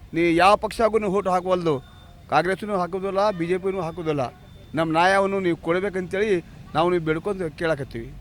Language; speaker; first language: Kannada; non-native, local second language; Lambadi